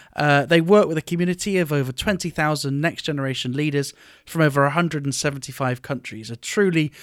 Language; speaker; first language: English; native; English